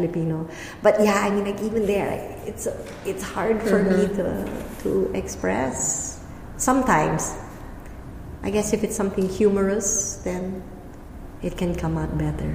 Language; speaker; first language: English; native; English